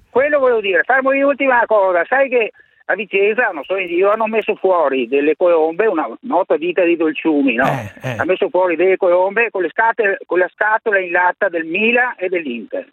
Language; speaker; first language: Italian; native; Italian